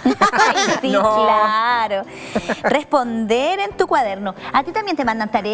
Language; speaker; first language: Spanish; native; Spanish